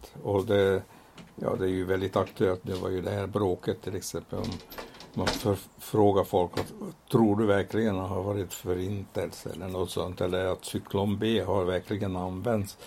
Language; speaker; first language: Swedish; non-native, fluent; Hungarian